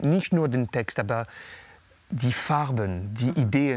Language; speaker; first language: German; non-native, fluent; French